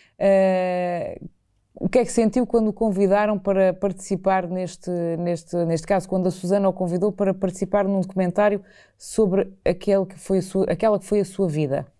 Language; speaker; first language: Portuguese; native; Portuguese